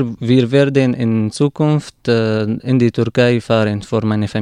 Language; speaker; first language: German; non-native, learner; Arabic